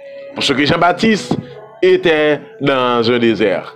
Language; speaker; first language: French; non-native, local second language; Haitian Creole